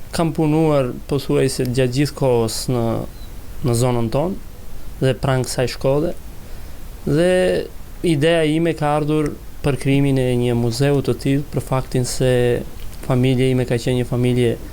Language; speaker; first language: Albanian; non-native, local second language; Macedonian